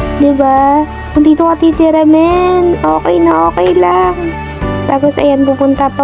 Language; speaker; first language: Filipino; non-native, local second language; Hiligaynon